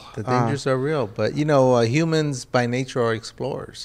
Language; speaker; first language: English; early bilingual, other home language; Spanish